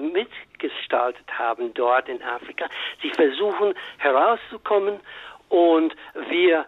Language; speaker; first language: German; non-native, fluent; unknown